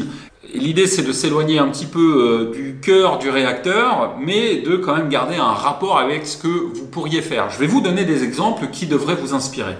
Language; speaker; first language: French; native; French